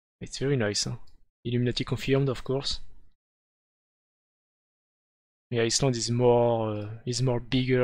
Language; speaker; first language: English; non-native, fluent; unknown